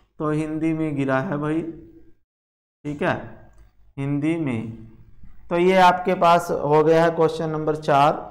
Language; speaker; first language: Hindi; native; Hindi